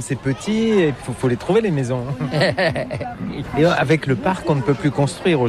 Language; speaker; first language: French; native; French